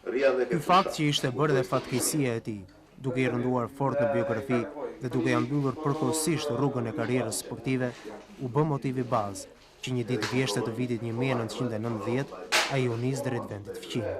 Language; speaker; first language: Albanian; native; Albanian